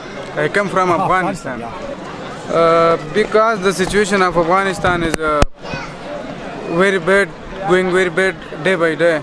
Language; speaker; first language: English; non-native, learner; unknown